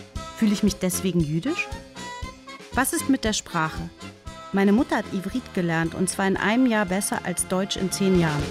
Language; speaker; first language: German; early bilingual, other home language; Polish